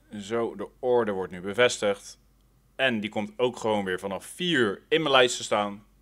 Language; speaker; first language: Dutch; native; Dutch